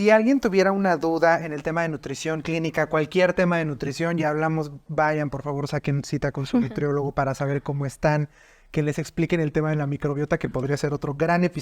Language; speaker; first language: Spanish; native; Spanish